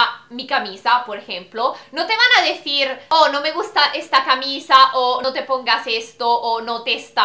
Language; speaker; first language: Spanish; non-native, fluent; Italian